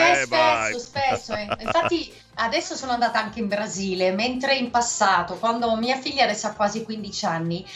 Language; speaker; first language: Italian; non-native, fluent; Dutch